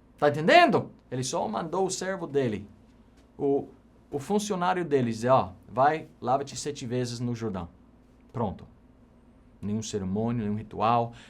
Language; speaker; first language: Portuguese; non-native, fluent; English